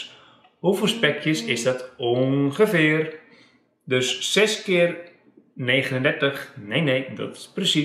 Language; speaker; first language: Dutch; native; Dutch